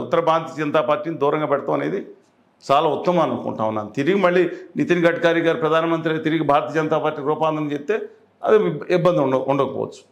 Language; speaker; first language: Telugu; native; Telugu